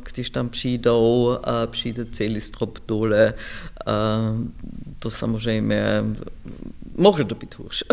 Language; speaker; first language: Czech; non-native, learner; German